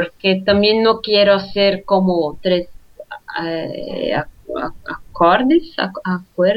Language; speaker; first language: Spanish; non-native, fluent; Portuguese